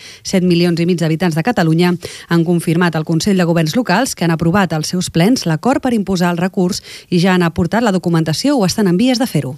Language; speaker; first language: Catalan; native; Catalan